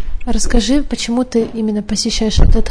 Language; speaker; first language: Russian; native; Russian